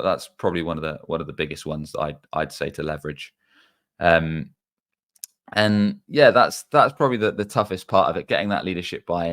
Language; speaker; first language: English; native; English